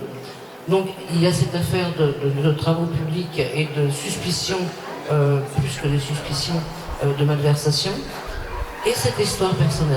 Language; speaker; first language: French; native; French